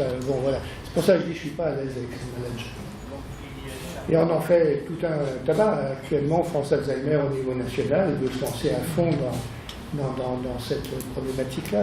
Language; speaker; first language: French; native; French